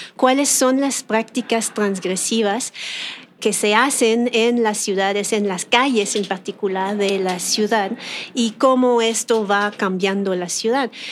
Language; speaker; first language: Spanish; non-native, fluent; French